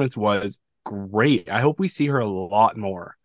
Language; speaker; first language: English; native; English